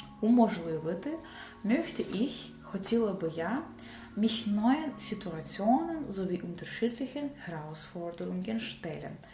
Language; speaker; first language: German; non-native, fluent; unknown